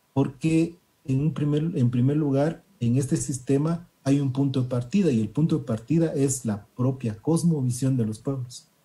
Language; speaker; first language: Spanish; native; Spanish